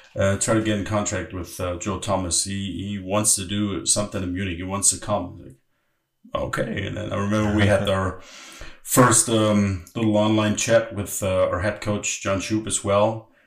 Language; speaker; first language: English; non-native, fluent; German